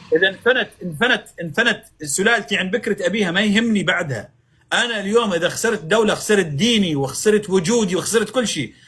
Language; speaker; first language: Arabic; native; Arabic